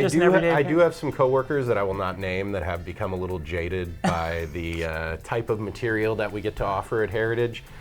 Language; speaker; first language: English; native; English